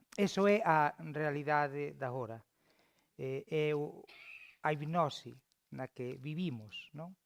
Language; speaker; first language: Galician; native; Galician